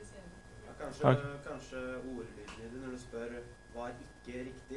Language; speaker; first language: Norwegian; native; Norwegian